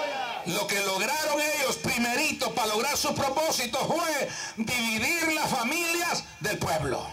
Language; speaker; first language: Spanish; native; Spanish